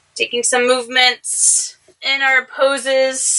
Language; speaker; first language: English; native; English